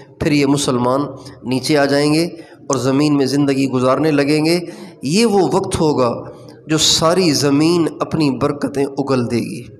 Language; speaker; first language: Urdu; non-native, local second language; Sindhi